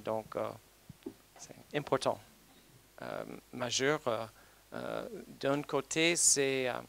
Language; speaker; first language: French; non-native, fluent; English